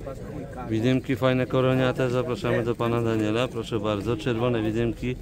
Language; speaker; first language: Polish; native; Polish